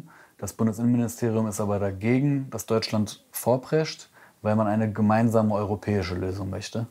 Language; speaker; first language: German; native; German